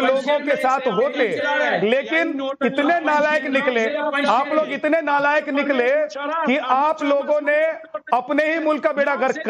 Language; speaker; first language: Hindi; native; Hindi